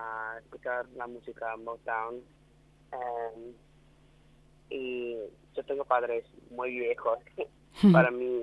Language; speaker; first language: Spanish; non-native, learner; English